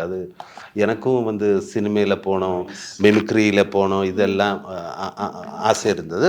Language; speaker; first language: Tamil; non-native, learner; Malayalam